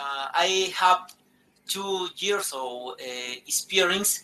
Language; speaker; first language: English; non-native, learner; Spanish